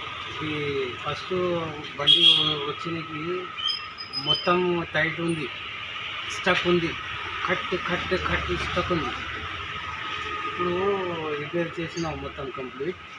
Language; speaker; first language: Telugu; non-native, learner; Hindi